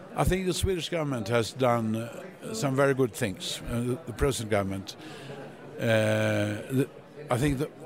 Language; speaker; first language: English; non-native, fluent; Swedish